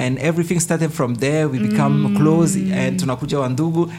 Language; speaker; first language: English; non-native, fluent; Swahili